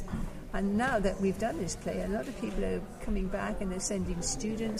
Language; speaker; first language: English; native; English